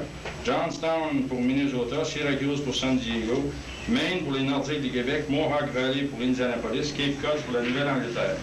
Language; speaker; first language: French; native; French